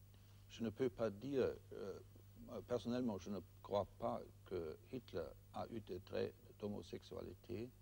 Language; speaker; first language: French; non-native, fluent; German